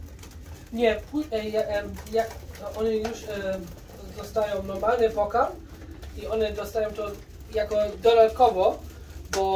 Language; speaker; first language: Polish; early bilingual, heritage; German